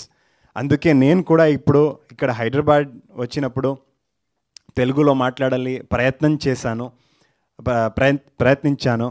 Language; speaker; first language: Telugu; non-native, learner; Kannada